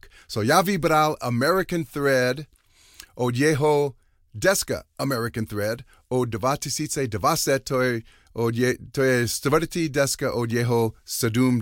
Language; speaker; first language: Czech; non-native, learner; English